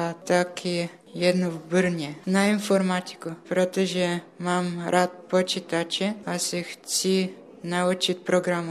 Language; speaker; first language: Czech; early bilingual, other home language; Bulgarian